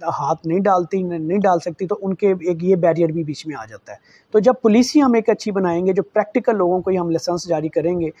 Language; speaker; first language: Urdu; non-native, local second language; Saraiki